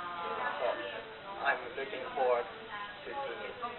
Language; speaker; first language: English; non-native, learner; Japanese